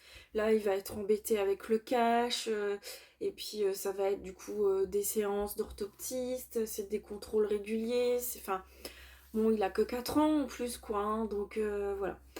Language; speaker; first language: French; native; French